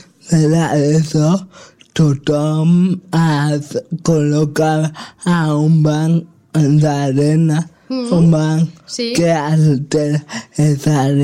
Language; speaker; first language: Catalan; non-native, local second language; Spanish